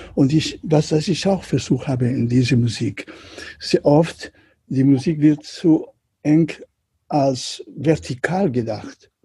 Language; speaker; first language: German; non-native, learner; Catalan